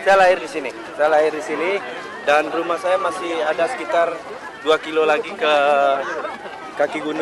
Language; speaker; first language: Indonesian; non-native, local second language; Minangkabau